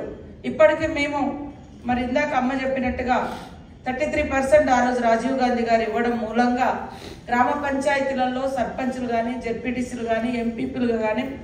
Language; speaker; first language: Telugu; native; Telugu